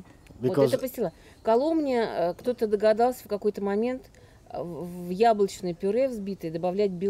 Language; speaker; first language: Russian; native; Russian